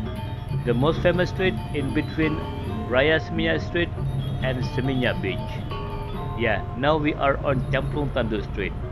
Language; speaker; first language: English; non-native, fluent; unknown